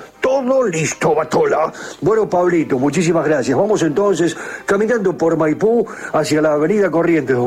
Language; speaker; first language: Spanish; native; Spanish